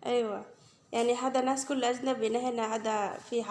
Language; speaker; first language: Arabic; non-native, learner; Bangla